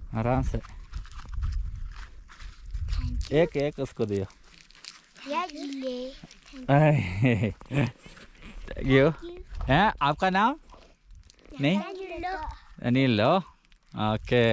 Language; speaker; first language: Hindi; non-native, learner; Malayalam